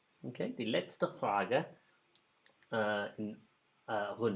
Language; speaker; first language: German; non-native, learner; English